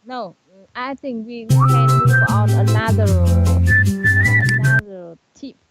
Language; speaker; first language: English; non-native, learner; Vietnamese